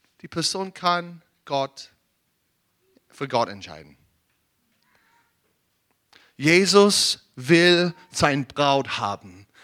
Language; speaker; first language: German; non-native, learner; English